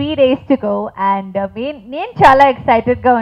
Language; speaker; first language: Telugu; non-native, fluent; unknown